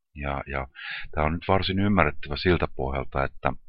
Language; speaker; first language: Finnish; native; Finnish